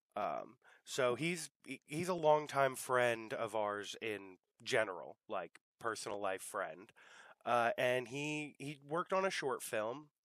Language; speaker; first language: English; native; English